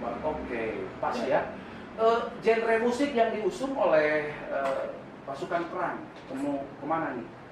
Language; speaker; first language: Indonesian; native; Indonesian